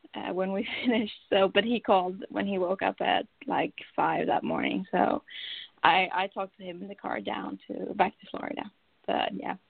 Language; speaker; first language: English; non-native, fluent; Swedish